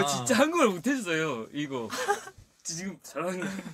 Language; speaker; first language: Korean; early bilingual, heritage; English